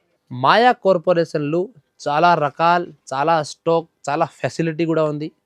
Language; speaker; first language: Telugu; non-native, local second language; Hindi